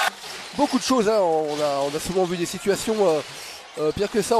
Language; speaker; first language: French; native; French